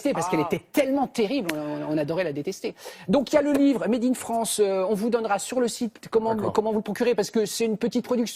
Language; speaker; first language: French; native; French